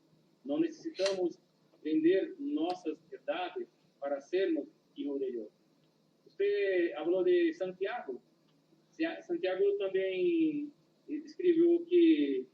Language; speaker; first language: Spanish; non-native, learner; Portuguese